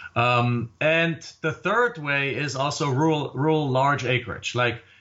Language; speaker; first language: English; non-native, fluent; German